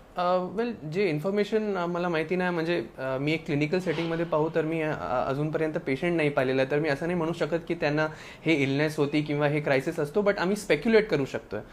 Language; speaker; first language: Marathi; non-native, local second language; Sindhi